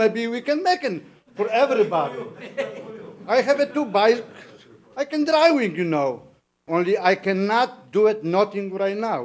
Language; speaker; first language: English; non-native, learner; Polish